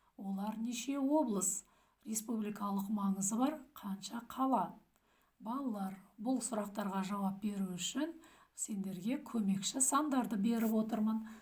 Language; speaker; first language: Kazakh; native; Kazakh